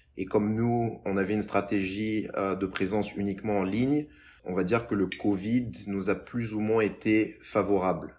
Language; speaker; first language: French; non-native, local second language; Lingala